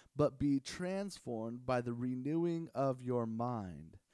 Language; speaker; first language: English; native; English